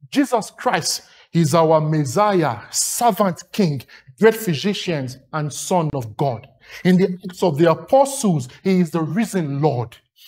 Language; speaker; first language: English; non-native, local second language; Yoruba